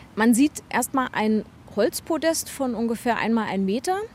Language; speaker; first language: German; native; German